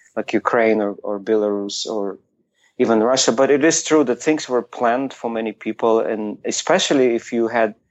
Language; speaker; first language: English; non-native, fluent; Ukrainian